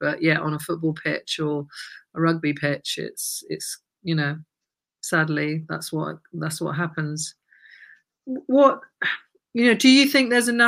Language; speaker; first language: English; native; English